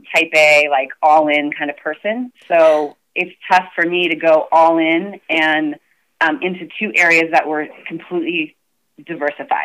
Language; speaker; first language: English; native; English